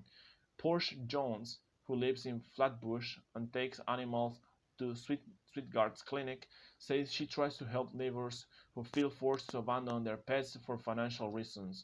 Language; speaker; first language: English; non-native, fluent; Spanish